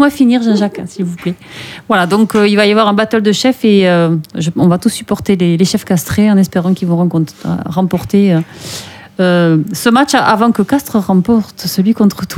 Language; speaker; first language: French; native; French